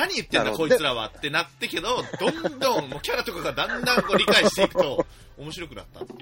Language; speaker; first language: Japanese; native; Japanese